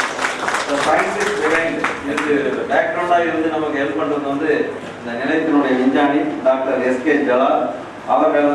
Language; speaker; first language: Tamil; native; Tamil